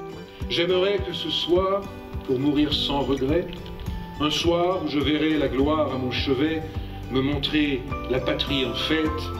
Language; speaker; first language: French; native; French